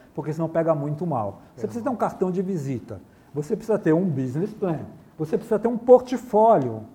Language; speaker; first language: Portuguese; native; Portuguese